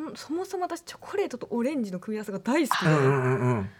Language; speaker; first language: Japanese; native; Japanese